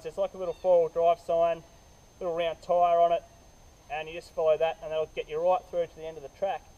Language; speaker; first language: English; native; English